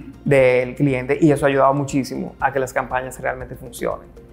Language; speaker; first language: Spanish; native; Spanish